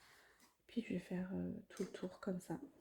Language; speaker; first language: French; native; French